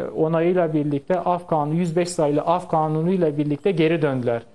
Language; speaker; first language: Turkish; non-native, local second language; Kurdish